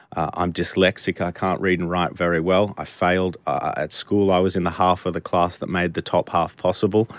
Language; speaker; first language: English; native; English